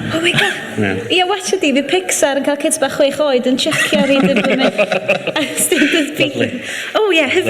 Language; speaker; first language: Welsh; native; Welsh